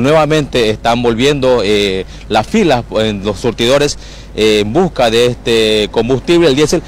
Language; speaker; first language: Spanish; native; Spanish